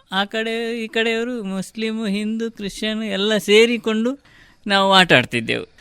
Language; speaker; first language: Kannada; non-native, local second language; Tulu